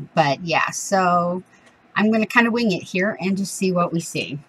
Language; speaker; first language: English; native; English